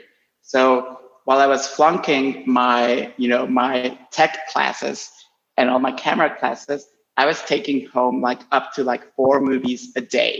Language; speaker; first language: English; non-native, fluent; Spanish